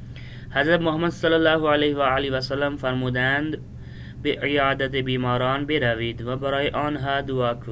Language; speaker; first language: Persian; non-native, fluent; Urdu